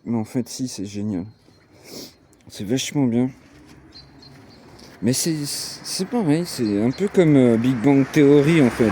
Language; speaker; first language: French; native; French